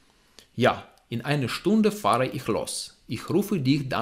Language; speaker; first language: German; non-native, fluent; Russian